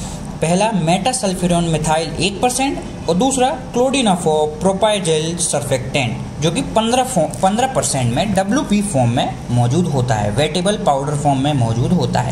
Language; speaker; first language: Hindi; native; Hindi